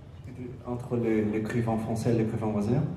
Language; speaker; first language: French; non-native, learner; Portuguese